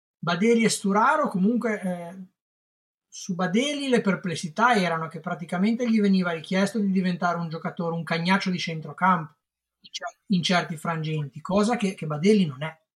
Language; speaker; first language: Italian; native; Italian